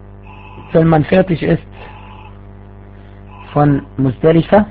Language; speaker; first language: German; non-native, fluent; Arabic